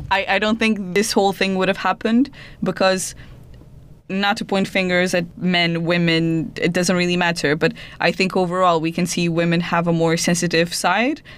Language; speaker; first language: English; non-native, fluent; Portuguese